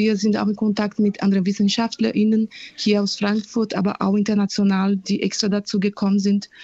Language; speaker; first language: German; non-native, fluent; Portuguese